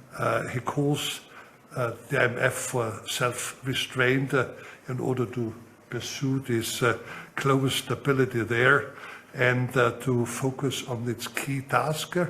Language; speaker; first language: English; non-native, fluent; German